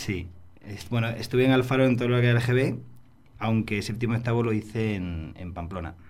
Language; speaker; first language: Spanish; native; Spanish